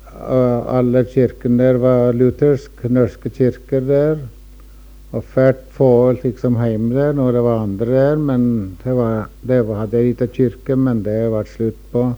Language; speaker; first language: Norwegian; early bilingual, heritage; Norwegian